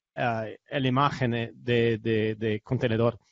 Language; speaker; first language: Spanish; non-native, learner; English